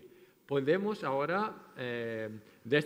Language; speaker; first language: Spanish; non-native, fluent; French